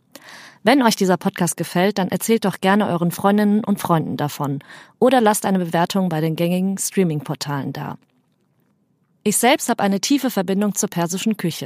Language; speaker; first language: German; native; German